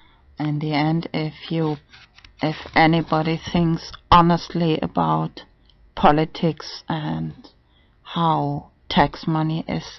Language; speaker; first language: English; non-native, learner; German